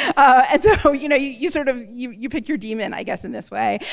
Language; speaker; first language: English; native; English